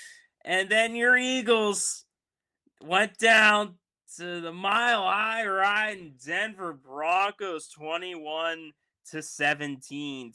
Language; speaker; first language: English; native; English